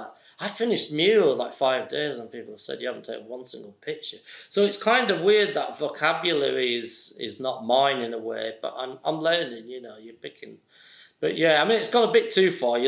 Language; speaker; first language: English; native; English